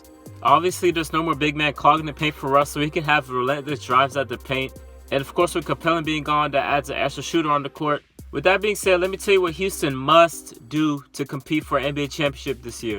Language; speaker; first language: English; native; English